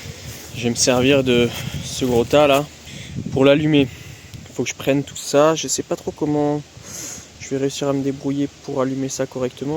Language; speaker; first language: French; native; French